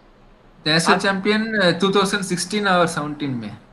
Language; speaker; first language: Hindi; non-native, local second language; Tamil